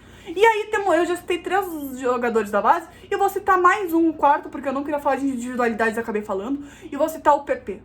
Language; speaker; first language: Portuguese; native; Portuguese